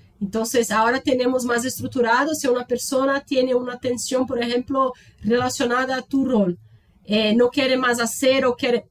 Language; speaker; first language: Spanish; non-native, learner; Portuguese